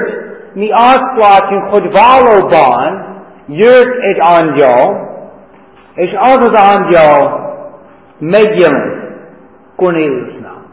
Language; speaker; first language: Hungarian; non-native, fluent; English